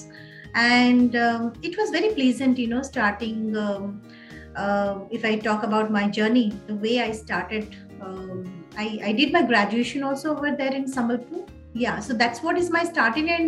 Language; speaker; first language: English; non-native, local second language; Odia